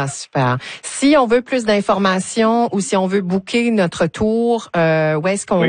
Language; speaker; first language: French; native; French